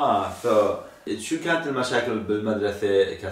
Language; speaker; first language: Arabic; native; Arabic